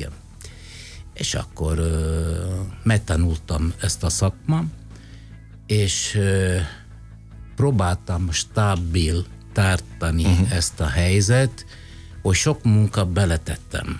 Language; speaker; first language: Hungarian; non-native, fluent; Italian